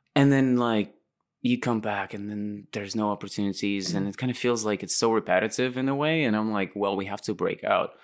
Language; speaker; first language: English; non-native, fluent; Latvian